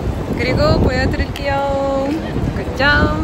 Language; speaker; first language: Korean; non-native, learner; Russian